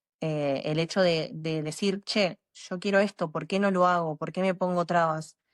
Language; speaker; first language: Spanish; native; Spanish